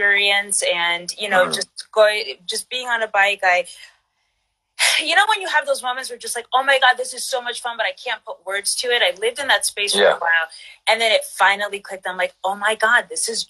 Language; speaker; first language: English; native; English